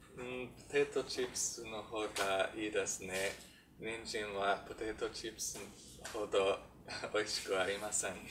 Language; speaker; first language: Japanese; non-native, learner; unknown